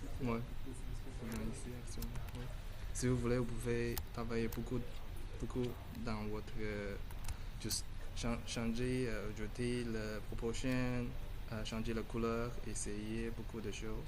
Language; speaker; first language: French; non-native, learner; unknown